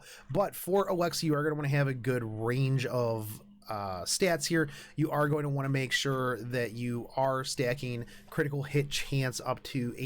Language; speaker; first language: English; native; English